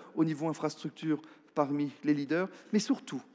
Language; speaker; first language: French; non-native, local second language; Luxembourgish